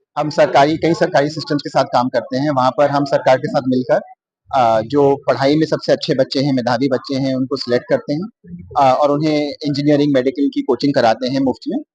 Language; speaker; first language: Hindi; native; Hindi